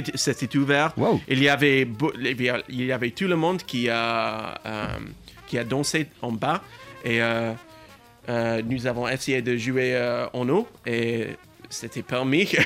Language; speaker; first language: French; non-native, learner; English